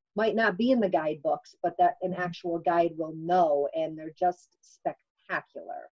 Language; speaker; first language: English; native; English